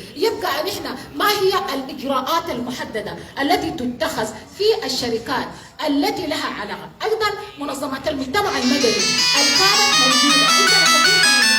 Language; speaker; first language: Arabic; native; Arabic